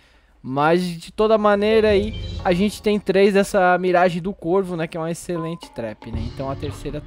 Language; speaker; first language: Portuguese; native; Portuguese